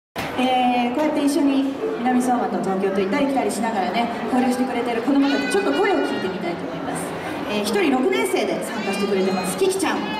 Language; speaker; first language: Japanese; native; Japanese